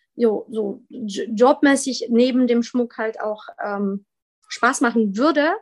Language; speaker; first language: German; early bilingual, other home language; Polish